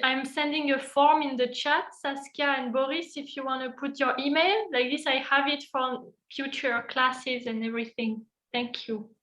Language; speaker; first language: English; non-native, fluent; French